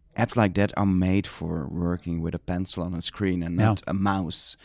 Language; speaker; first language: English; non-native, fluent; Dutch